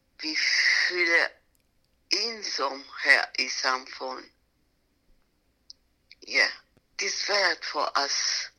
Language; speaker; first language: Danish; non-native, learner; Arabic